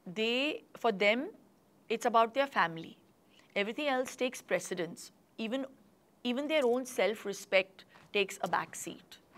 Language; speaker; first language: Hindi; non-native, local second language; Tulu